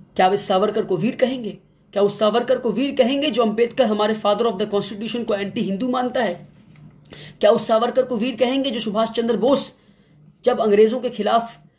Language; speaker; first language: Hindi; non-native, local second language; Kannada